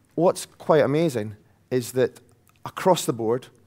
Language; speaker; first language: English; native; English